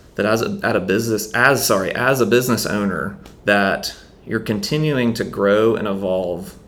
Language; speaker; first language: English; native; English